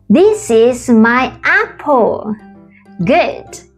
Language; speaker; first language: English; non-native, fluent; Vietnamese